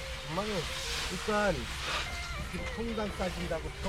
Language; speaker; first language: Korean; native; Korean